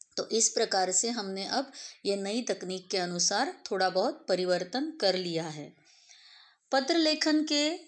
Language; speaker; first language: Hindi; non-native, local second language; Marathi